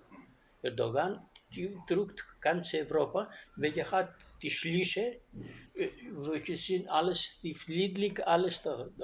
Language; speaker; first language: German; non-native, learner; Greek